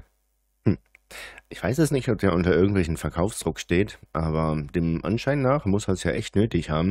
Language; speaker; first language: German; native; German